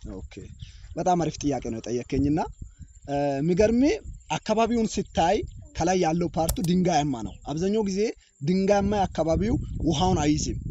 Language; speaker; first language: Amharic; non-native, local second language; Hadiyya